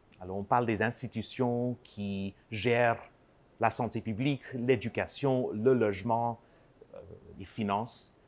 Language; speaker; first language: French; non-native, fluent; English